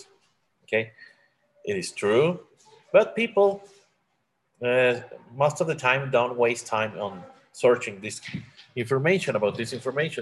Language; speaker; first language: English; non-native, learner; Spanish